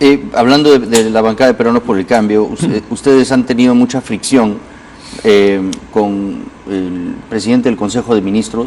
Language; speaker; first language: Spanish; native; Spanish